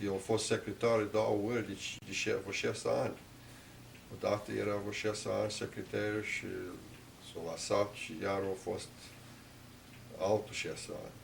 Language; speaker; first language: Romanian; early bilingual, heritage; Romanian